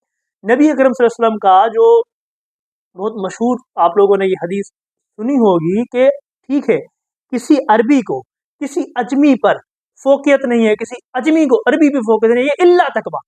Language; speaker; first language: Urdu; native; Urdu